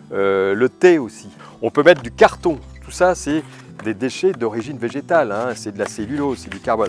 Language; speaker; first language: French; native; French